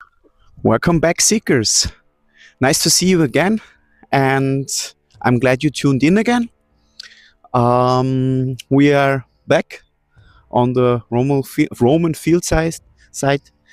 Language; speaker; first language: English; non-native, fluent; German